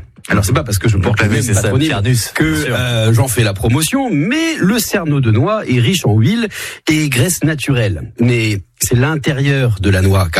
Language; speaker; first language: French; native; French